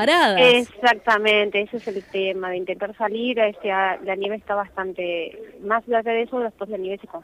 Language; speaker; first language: Spanish; native; Spanish